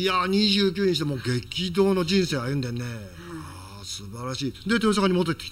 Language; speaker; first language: Japanese; native; Japanese